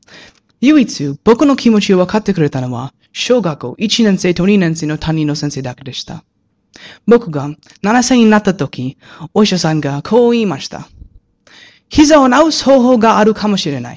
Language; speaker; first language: Japanese; non-native, learner; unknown